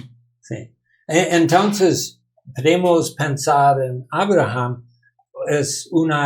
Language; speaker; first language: Spanish; non-native, learner; English